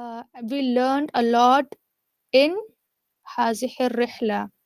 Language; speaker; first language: English; non-native, learner; Urdu